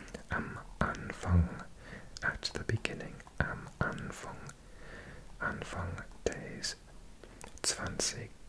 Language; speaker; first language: German; non-native, learner; English